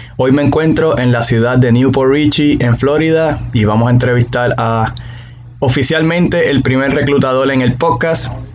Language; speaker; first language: Spanish; native; Spanish